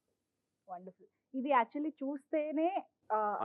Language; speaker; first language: Telugu; native; Telugu